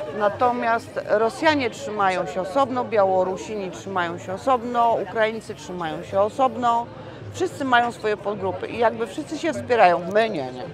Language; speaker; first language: Polish; native; Polish